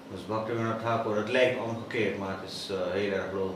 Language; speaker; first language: Dutch; native; Dutch